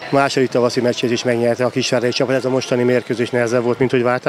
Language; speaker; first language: Hungarian; native; Hungarian